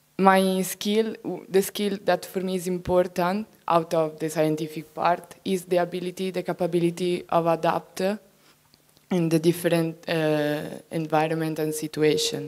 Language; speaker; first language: English; non-native, fluent; Italian